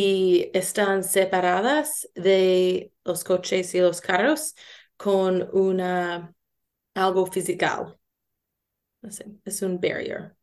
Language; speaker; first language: Spanish; non-native, learner; English